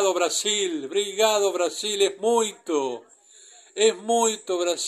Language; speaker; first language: Portuguese; non-native, learner; Spanish